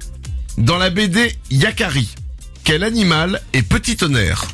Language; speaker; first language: French; native; French